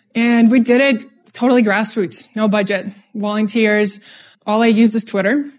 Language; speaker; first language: English; non-native, fluent; Russian